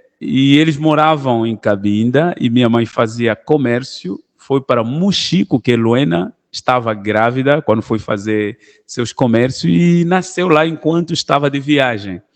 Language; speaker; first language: Portuguese; non-native, local second language; Kongo